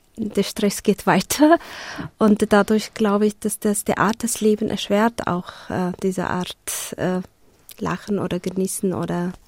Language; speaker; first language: German; non-native, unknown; Amharic